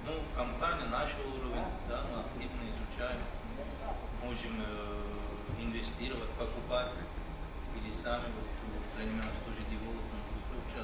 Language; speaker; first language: Russian; non-native, fluent; Turkish